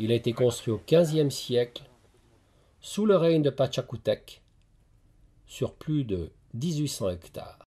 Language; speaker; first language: French; native; French